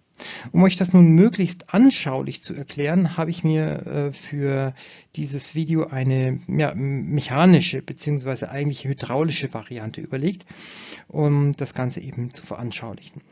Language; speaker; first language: German; native; German